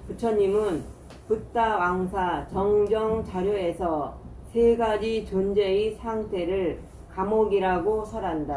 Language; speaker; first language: Korean; native; Korean